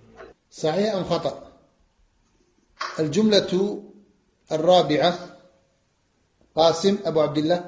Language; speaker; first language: Arabic; non-native, fluent; French